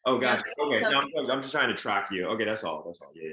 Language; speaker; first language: English; native; English